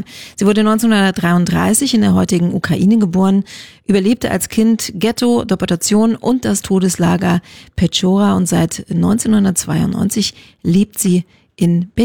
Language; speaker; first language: German; native; German